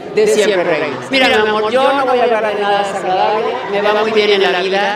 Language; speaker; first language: Spanish; native; Spanish